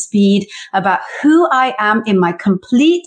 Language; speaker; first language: English; native; English